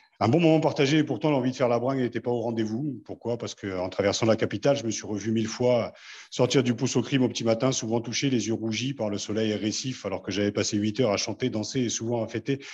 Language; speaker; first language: French; native; French